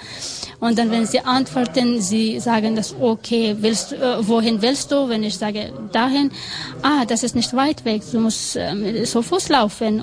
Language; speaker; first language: German; non-native, learner; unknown